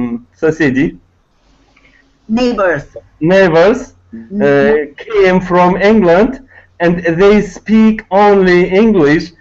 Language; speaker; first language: English; non-native, learner; Tatar